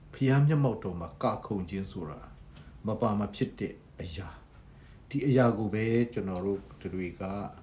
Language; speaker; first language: Burmese; non-native, local second language; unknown